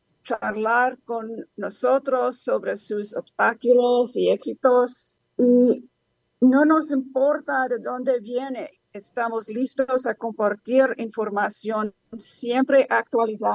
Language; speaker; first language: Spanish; non-native, learner; English